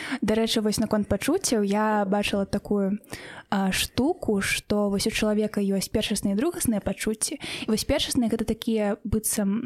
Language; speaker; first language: Belarusian; non-native, local second language; Russian